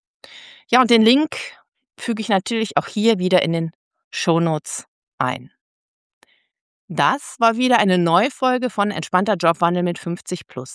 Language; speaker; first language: German; native; German